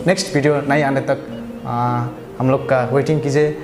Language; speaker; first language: Hindi; non-native, learner; Nepali